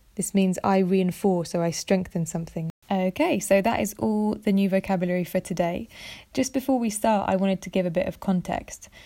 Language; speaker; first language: English; native; English